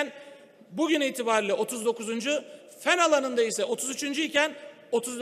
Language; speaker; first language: Turkish; native; Turkish